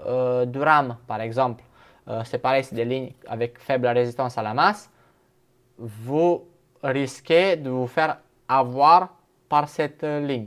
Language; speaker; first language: French; non-native, fluent; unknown